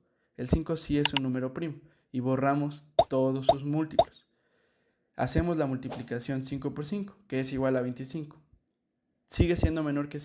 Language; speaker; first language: Spanish; native; Spanish